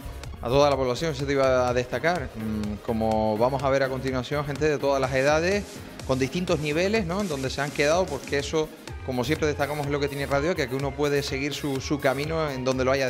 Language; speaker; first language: Spanish; native; Spanish